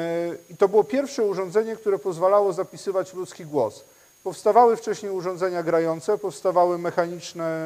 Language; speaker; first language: Polish; native; Polish